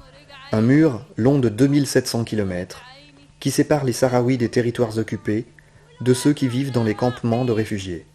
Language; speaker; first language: French; native; French